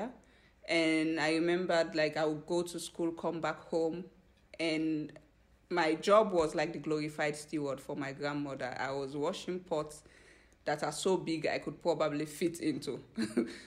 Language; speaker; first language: English; non-native, local second language; Fula